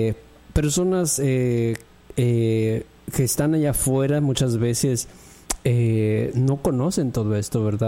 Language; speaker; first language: Spanish; native; Spanish